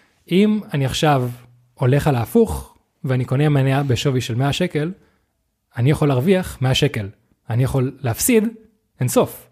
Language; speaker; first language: Hebrew; non-native, fluent; Spanish